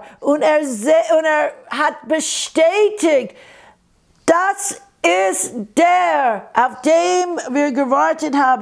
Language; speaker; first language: German; non-native, fluent; English